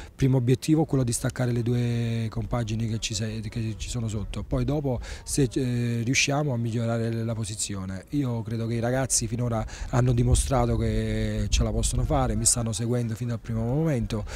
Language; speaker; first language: Italian; native; Italian